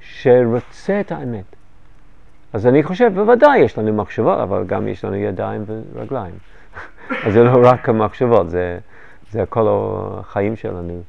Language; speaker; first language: Hebrew; non-native, fluent; English